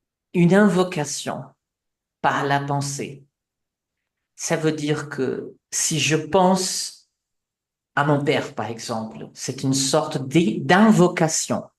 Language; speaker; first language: French; non-native, fluent; Portuguese